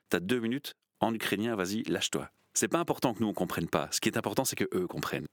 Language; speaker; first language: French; native; French